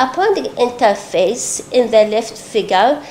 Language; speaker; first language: English; non-native, local second language; Arabic